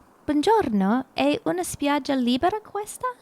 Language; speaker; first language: Italian; non-native, learner; English